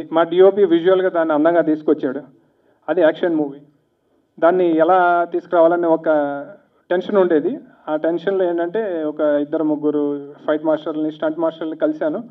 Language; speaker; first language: Telugu; native; Telugu